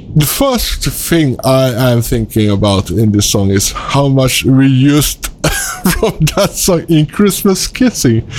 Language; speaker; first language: English; non-native, fluent; Swedish